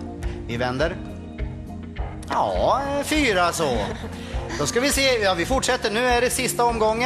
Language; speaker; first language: Swedish; native; Swedish